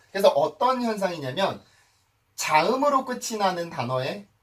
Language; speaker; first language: Korean; native; Korean